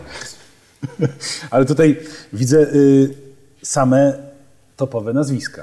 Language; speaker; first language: Polish; native; Polish